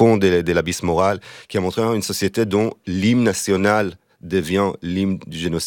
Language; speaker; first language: French; non-native, fluent; Hebrew